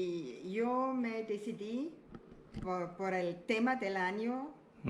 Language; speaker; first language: Spanish; non-native, learner; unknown